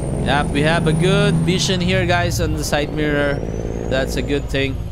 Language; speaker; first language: English; non-native, local second language; Filipino